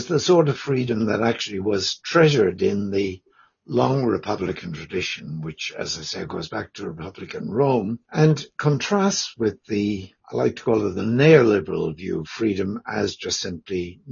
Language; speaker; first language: English; native; English